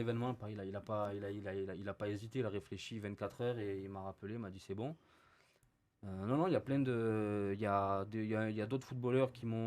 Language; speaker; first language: French; native; French